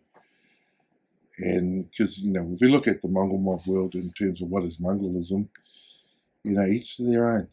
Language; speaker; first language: English; native; English